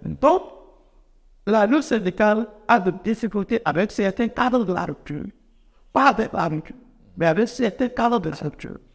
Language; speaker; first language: French; non-native, local second language; Fon